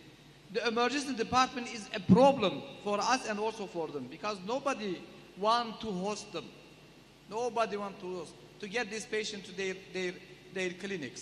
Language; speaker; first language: English; non-native, learner; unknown